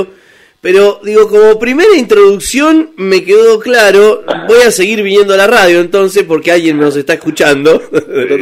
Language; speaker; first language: Spanish; native; Spanish